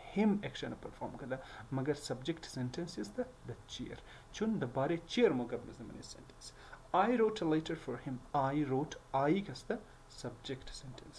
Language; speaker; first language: English; non-native, learner; Hazaragi